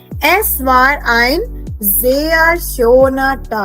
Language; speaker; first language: German; non-native, fluent; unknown